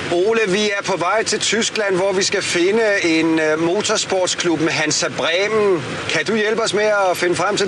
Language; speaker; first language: Danish; native; Danish